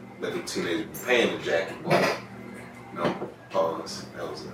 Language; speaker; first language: English; native; English